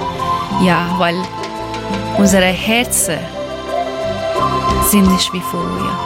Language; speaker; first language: German; non-native, learner; Persian